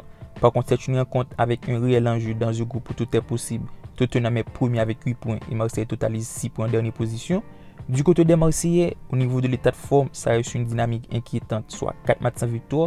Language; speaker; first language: French; native; French